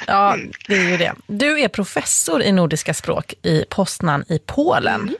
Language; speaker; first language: Swedish; native; Swedish